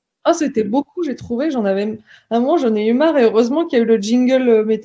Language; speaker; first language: French; native; French